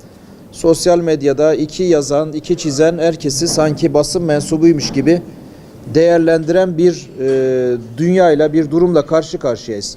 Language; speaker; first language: Turkish; native; Turkish